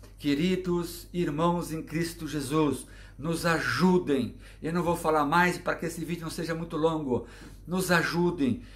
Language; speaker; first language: Portuguese; native; Portuguese